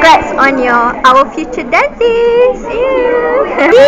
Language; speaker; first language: English; non-native, local second language; Malay